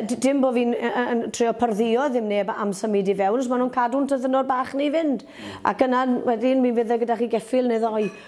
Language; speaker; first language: Welsh; native; Welsh